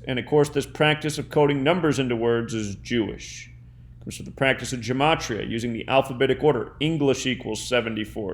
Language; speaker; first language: English; native; English